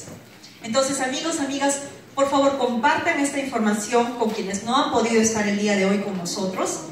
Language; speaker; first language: Spanish; native; Spanish